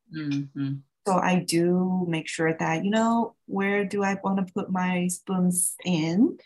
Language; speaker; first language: English; early bilingual, other home language; Thai